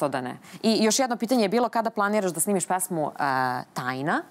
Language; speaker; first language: Serbian; native; Serbian